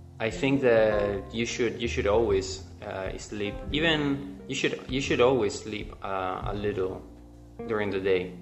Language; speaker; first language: English; non-native, fluent; Spanish